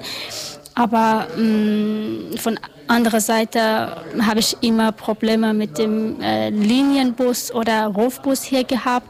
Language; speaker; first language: German; non-native, learner; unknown